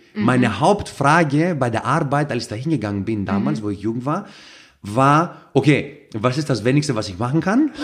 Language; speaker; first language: German; non-native, fluent; Greek